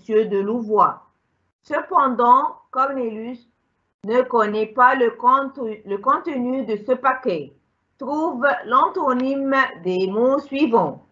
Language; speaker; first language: French; non-native, fluent; Arabic